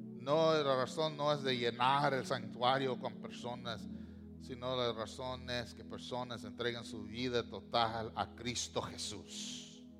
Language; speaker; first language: Spanish; non-native, local second language; English